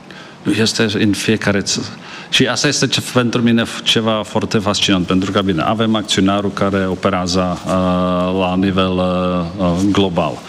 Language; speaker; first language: Romanian; non-native, fluent; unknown